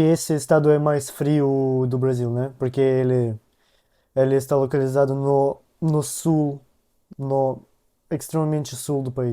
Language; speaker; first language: Portuguese; non-native, learner; Russian